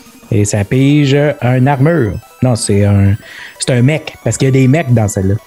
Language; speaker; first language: French; native; French